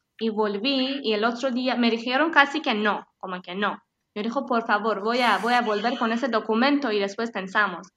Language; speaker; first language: Spanish; non-native, fluent; Persian